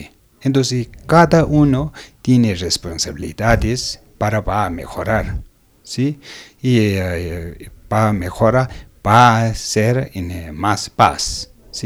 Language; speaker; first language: Spanish; non-native, learner; Tibetan